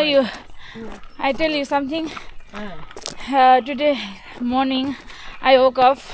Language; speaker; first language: English; non-native, learner; Tibetan